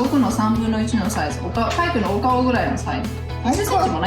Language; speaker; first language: Japanese; native; Japanese